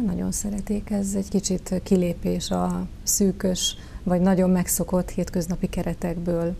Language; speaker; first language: Hungarian; native; Hungarian